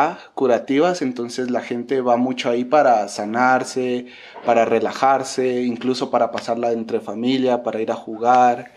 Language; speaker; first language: Spanish; native; Spanish